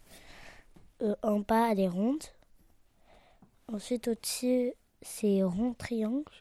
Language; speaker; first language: French; early bilingual, other home language; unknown